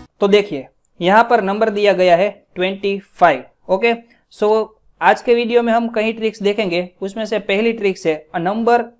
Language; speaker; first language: Hindi; non-native, local second language; Gujarati